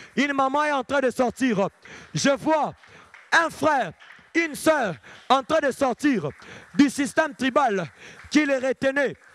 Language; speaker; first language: French; non-native, local second language; Lingala